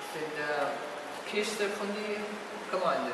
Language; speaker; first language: German; early bilingual, heritage; German